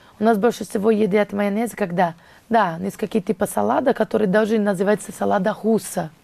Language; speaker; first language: Russian; non-native, learner; Portuguese